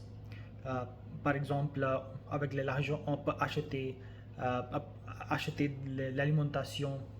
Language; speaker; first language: French; non-native, learner; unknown